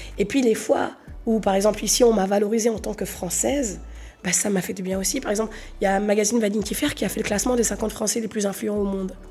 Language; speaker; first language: French; native; French